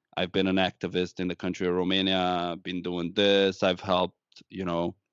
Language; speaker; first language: English; non-native, fluent; Romanian